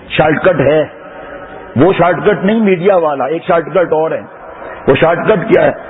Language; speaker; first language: Urdu; non-native, local second language; Pashto